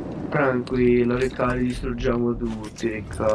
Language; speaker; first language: Italian; native; Italian